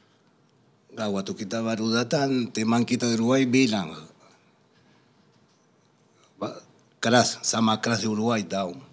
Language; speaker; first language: Indonesian; non-native, fluent; Spanish